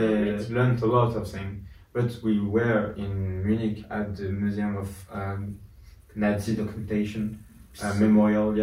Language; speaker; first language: English; non-native, learner; French